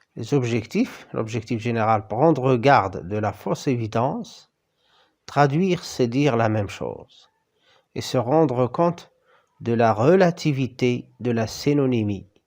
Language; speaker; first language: French; non-native, local second language; Arabic